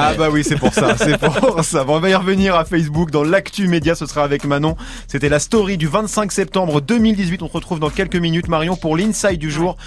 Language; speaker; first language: French; native; French